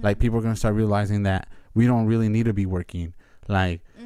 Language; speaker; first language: English; early bilingual, other home language; Spanish